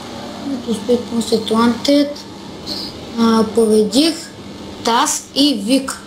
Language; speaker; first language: Bulgarian; native; Bulgarian